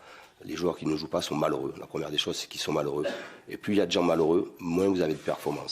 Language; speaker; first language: French; native; French